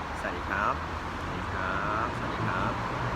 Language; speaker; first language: Thai; non-native, learner; Japanese